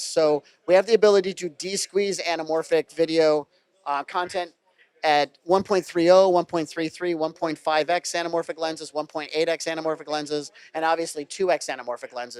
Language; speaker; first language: English; native; English